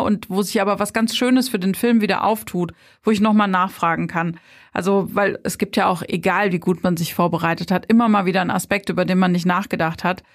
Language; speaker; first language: German; native; German